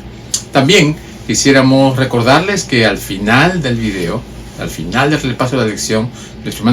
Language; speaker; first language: Spanish; native; Spanish